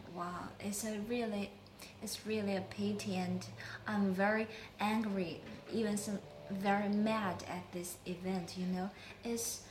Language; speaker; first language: English; non-native, learner; Chinese